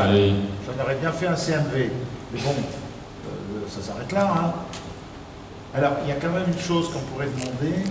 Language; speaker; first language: French; native; French